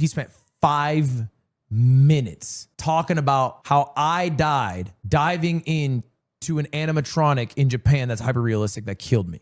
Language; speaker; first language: English; native; English